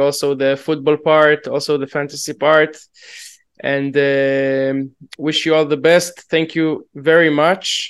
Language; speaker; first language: English; non-native, fluent; Hebrew